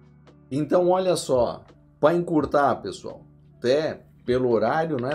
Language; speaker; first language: Portuguese; native; Portuguese